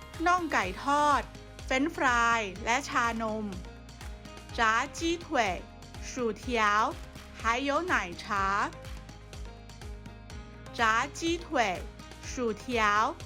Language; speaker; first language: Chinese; non-native, fluent; Thai